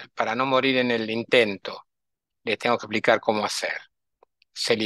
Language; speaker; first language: Spanish; native; Spanish